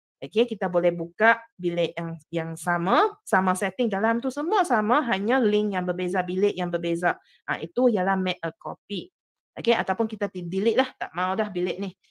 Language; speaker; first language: Malay; non-native, local second language; Chinese